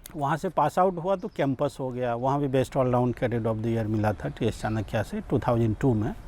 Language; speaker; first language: Hindi; native; Hindi